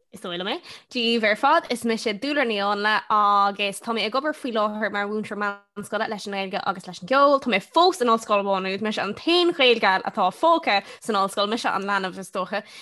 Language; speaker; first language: Irish; non-native, local second language; English